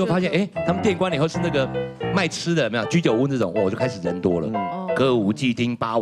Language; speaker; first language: Chinese; native; Chinese